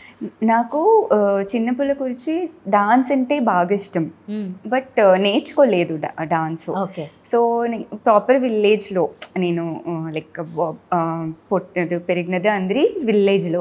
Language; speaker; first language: Telugu; non-native, learner; Tamil